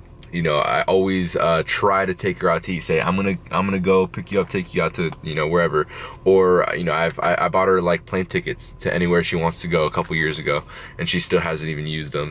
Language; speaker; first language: English; native; English